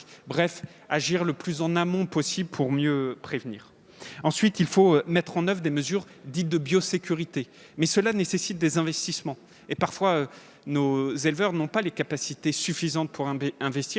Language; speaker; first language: French; native; French